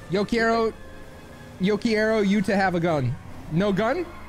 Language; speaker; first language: English; native; English